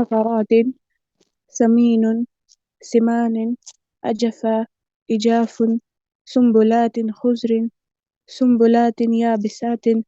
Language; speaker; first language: Arabic; non-native, learner; Urdu